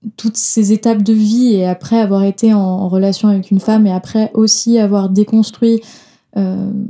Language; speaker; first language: French; non-native, fluent; Danish